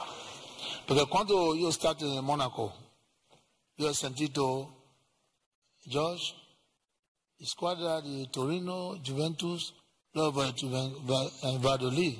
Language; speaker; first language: Italian; non-native, learner; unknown